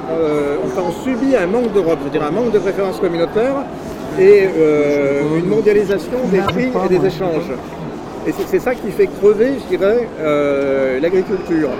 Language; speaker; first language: French; native; French